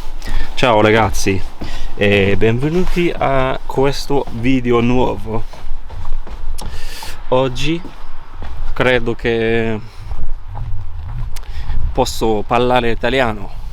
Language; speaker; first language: Italian; non-native, learner; English